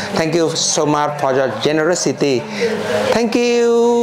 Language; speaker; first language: English; non-native, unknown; Vietnamese